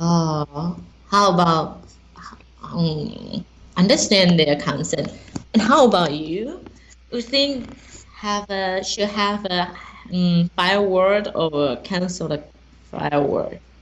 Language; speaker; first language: English; non-native, learner; Chinese